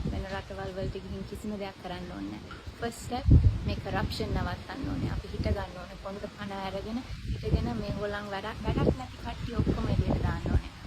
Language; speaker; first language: Sinhala; early bilingual, heritage; Sinhala